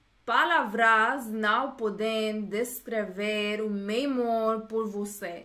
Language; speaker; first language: Portuguese; non-native, learner; English